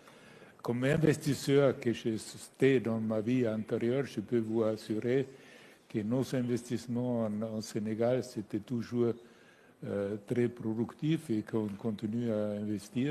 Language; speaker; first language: French; non-native, fluent; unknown